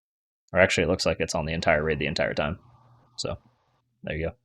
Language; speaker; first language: English; native; English